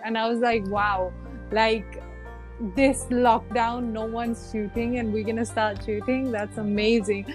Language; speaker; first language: English; early bilingual, other home language; Punjabi